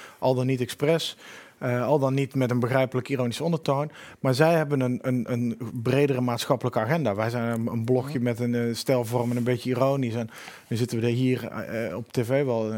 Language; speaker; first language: Dutch; native; Dutch